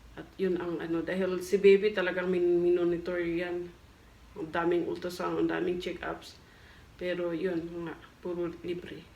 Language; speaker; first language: Filipino; non-native, local second language; Cebuano